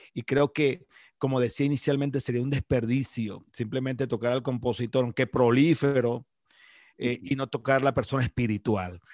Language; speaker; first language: Spanish; native; Spanish